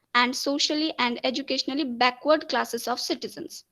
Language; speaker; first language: English; non-native, local second language; Marathi